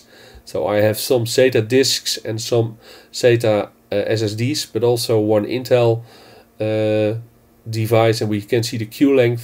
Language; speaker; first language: English; non-native, fluent; Dutch